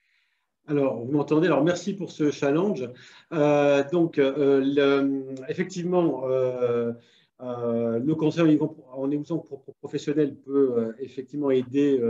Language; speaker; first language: French; native; French